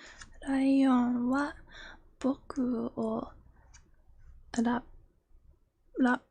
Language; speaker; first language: Japanese; non-native, learner; English